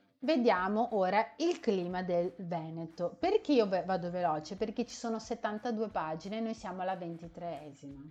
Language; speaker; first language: Italian; native; Italian